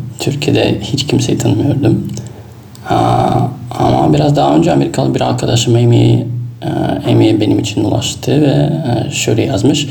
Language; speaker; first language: Turkish; non-native, fluent; Russian